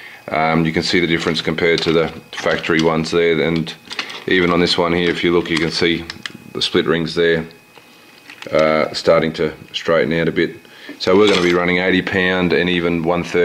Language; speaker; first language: English; native; English